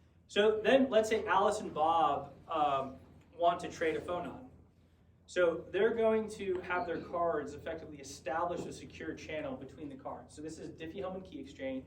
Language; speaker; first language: English; native; English